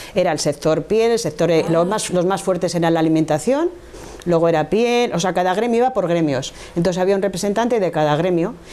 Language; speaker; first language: Spanish; native; Spanish